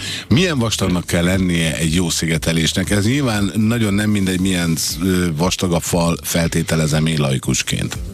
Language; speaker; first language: Hungarian; native; Hungarian